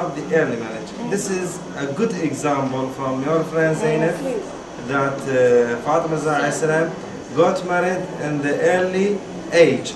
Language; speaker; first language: English; non-native, fluent; Arabic